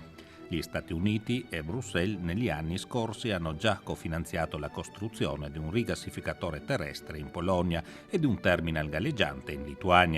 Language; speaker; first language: Italian; native; Italian